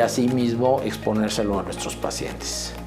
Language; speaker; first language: Spanish; native; Spanish